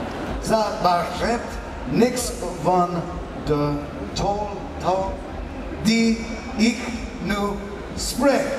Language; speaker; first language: Dutch; non-native, learner; English